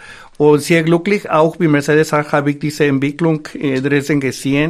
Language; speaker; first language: German; non-native, fluent; Spanish